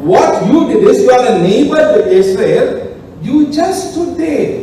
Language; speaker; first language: English; non-native, local second language; Tamil